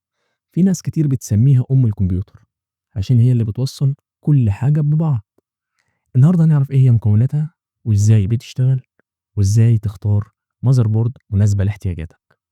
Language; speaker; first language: Arabic; native; Arabic